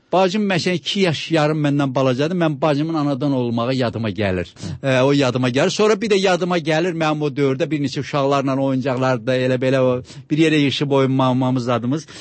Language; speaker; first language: Azerbaijani; native; Azerbaijani